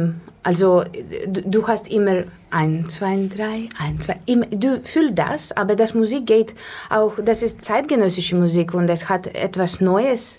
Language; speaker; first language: German; non-native, fluent; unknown